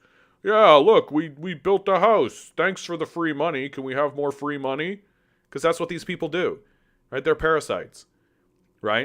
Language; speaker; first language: English; native; English